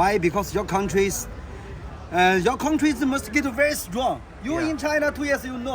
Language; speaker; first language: English; non-native, learner; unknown